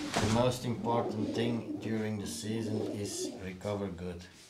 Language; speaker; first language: English; non-native, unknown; Dutch